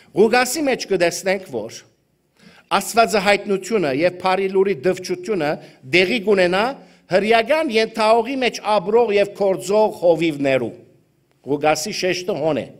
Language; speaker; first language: Armenian; early bilingual, heritage; Armenian